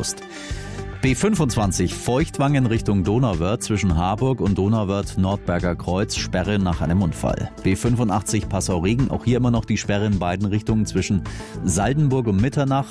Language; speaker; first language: German; native; German